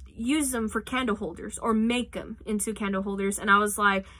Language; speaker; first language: English; native; English